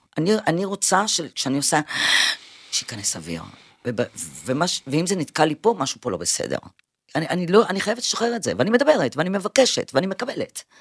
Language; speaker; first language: Hebrew; early bilingual, other home language; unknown